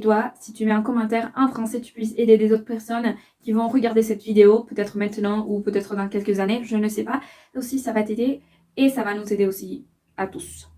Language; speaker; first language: French; non-native, fluent; Spanish